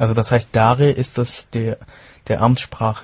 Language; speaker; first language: German; non-native, fluent; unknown